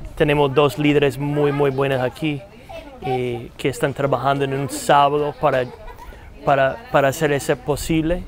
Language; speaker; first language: Spanish; non-native, fluent; English